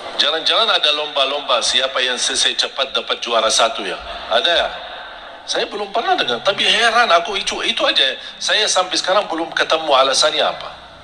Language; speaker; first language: Indonesian; non-native, fluent; Arabic